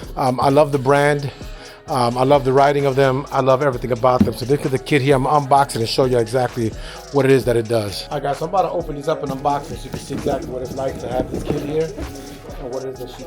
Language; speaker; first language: English; native; English